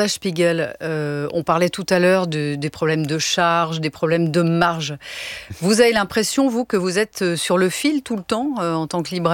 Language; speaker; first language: French; native; French